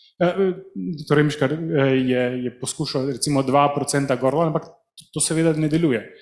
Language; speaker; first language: Slovenian; early bilingual, heritage; Slovenian